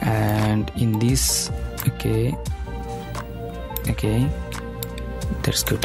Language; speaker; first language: English; non-native, fluent; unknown